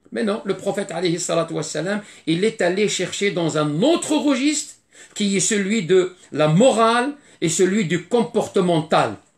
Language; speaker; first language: French; non-native, fluent; Arabic